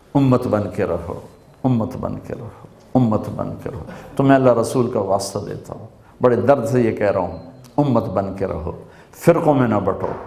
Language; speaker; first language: Urdu; non-native, local second language; Punjabi